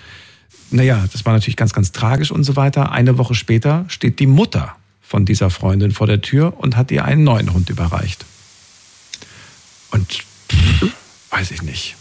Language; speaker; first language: German; native; German